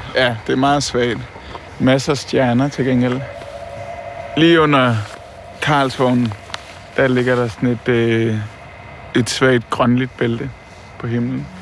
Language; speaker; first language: Danish; native; Danish